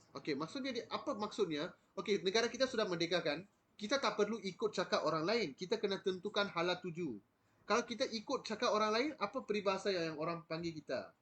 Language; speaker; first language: Malay; non-native, local second language; Tamil